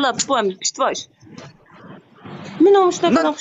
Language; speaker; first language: Chinese; non-native, local second language; Uyghur